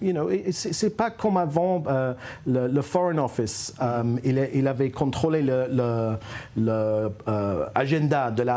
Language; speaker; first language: French; non-native, fluent; English